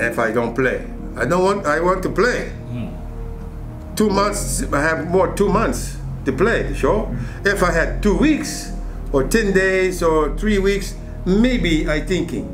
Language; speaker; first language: English; native; English